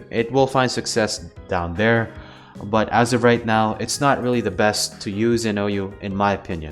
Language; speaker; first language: English; native; English